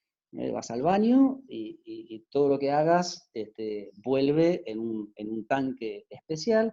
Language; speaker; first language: Spanish; native; Spanish